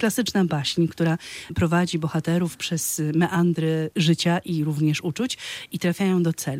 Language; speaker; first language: Polish; native; Polish